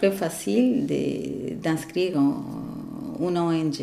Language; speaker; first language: French; non-native, fluent; Spanish